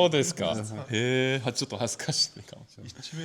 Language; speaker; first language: Japanese; non-native, learner; English